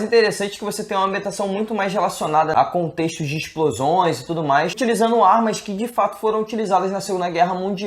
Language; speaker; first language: Portuguese; native; Portuguese